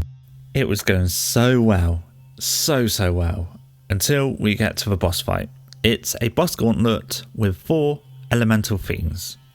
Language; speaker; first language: English; native; English